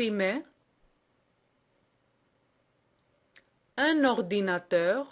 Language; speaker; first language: French; non-native, fluent; Greek